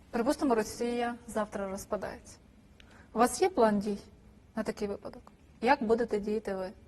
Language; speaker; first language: Ukrainian; native; Ukrainian